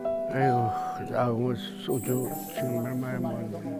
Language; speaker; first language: Korean; native; Korean